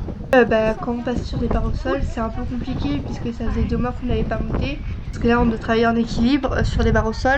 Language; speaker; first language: French; native; French